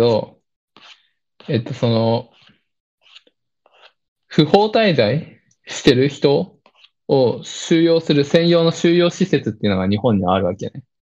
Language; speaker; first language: Japanese; early bilingual, other home language; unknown